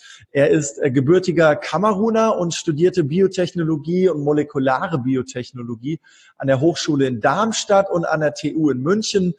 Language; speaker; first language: German; native; German